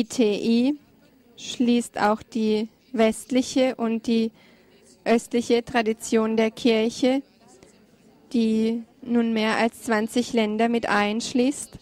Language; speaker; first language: German; non-native, fluent; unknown